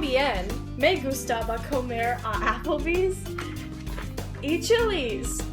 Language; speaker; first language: Spanish; non-native, learner; English